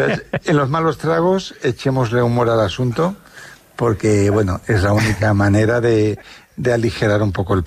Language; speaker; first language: Spanish; native; Spanish